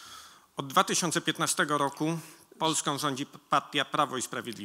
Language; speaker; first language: Polish; native; Polish